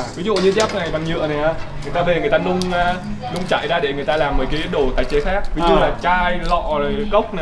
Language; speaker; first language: Vietnamese; native; Vietnamese